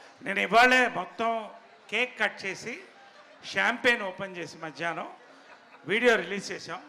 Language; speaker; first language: Telugu; native; Telugu